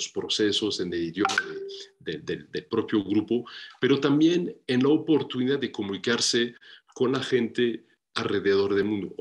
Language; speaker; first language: Spanish; non-native, fluent; French